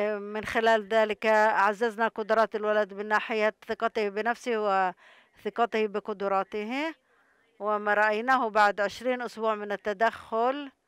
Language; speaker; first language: Arabic; non-native, local second language; Hebrew